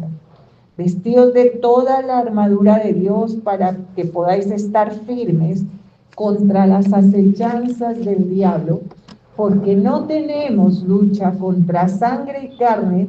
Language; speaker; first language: Spanish; native; Spanish